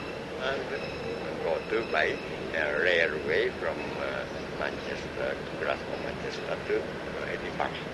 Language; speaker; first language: English; non-native, learner; Japanese